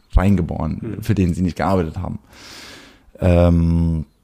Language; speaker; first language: German; early bilingual, heritage; German